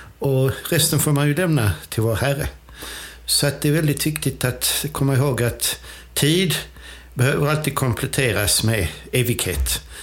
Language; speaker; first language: Swedish; native; Swedish